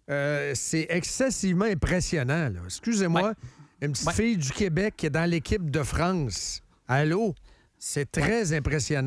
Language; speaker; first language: French; native; French